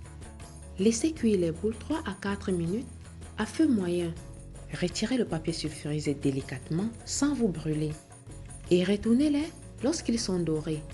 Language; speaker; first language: French; native; French